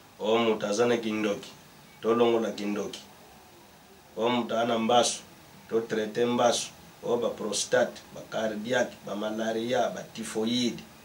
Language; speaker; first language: Lingala; non-native, local second language; Kongo